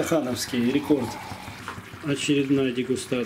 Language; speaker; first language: Russian; native; Russian